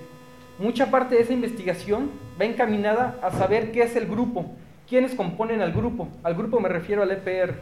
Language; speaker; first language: Spanish; native; Spanish